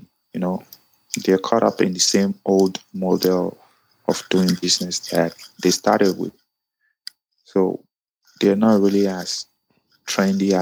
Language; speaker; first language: English; non-native, local second language; Yoruba